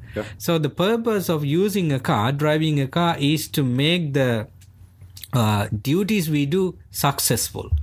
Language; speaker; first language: English; non-native, local second language; Sinhala